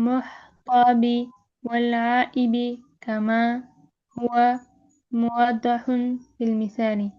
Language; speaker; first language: Arabic; non-native, learner; Urdu